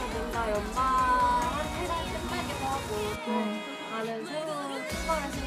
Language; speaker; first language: Korean; native; Korean